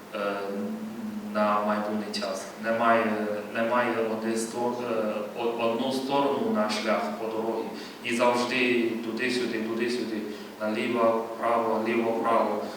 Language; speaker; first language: Ukrainian; non-native, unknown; Chinese